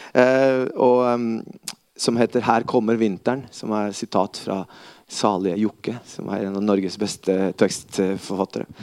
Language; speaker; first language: Norwegian; early bilingual, other home language; Spanish